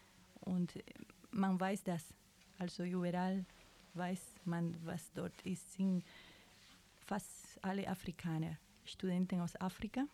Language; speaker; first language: German; non-native, fluent; Spanish